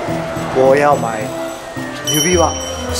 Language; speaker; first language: Chinese; non-native, learner; Japanese